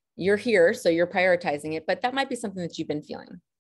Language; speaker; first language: English; native; English